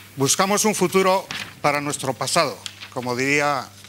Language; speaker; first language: Spanish; non-native, local second language; Basque